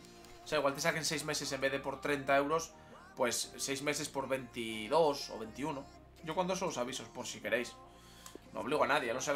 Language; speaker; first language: Spanish; native; Spanish